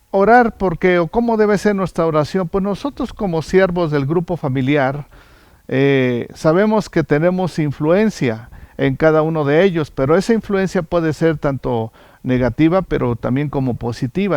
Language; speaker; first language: Spanish; native; Spanish